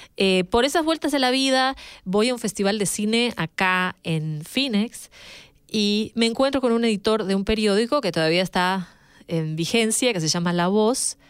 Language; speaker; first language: Spanish; native; Spanish